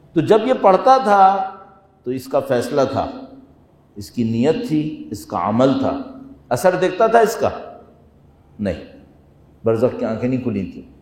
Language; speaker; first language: Urdu; non-native, fluent; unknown